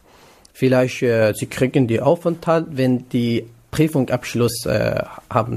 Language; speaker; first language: German; non-native, learner; Kurdish